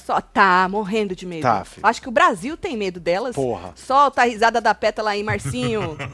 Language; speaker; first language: Portuguese; native; Portuguese